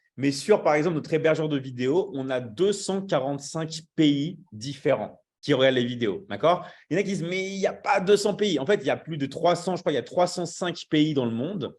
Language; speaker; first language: French; native; French